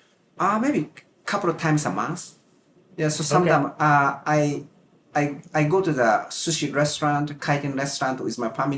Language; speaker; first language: English; non-native, learner; Japanese